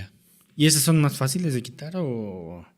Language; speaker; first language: Spanish; native; Spanish